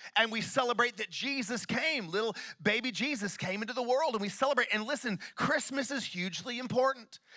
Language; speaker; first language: English; native; English